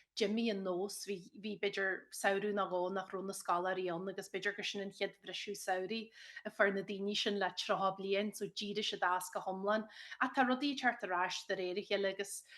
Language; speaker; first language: Irish; native; Irish